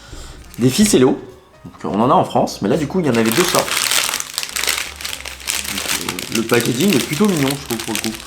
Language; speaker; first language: French; native; French